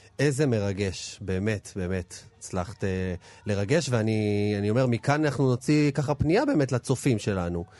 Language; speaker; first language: Hebrew; native; Hebrew